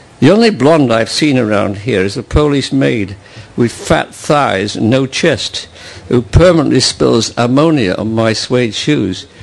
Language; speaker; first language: English; native; English